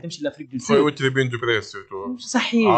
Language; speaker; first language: Arabic; native; Arabic